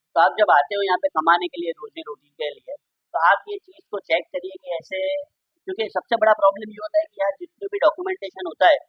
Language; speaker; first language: Hindi; non-native, local second language; Gujarati